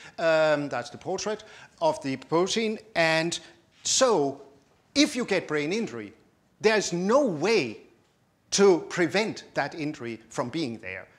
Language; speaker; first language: English; non-native, fluent; Danish